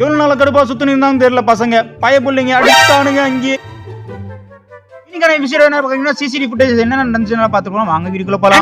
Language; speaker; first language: Tamil; native; Tamil